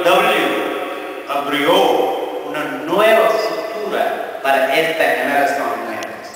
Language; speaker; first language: Spanish; non-native, fluent; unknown